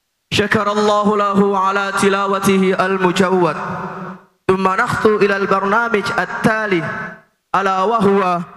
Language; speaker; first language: Arabic; non-native, learner; Indonesian